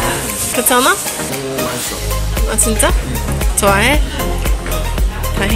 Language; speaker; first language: Korean; non-native, learner; Chinese